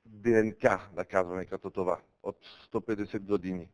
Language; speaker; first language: Bulgarian; non-native, learner; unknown